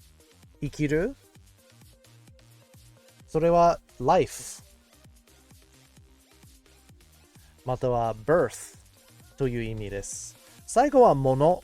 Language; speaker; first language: Japanese; non-native, learner; English